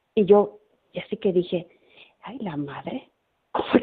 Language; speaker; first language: Spanish; native; Spanish